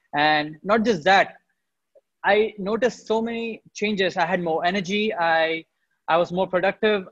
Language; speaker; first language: English; non-native, local second language; Hindi